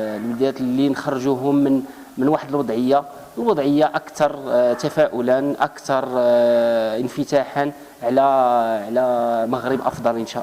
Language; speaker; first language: Arabic; native; Arabic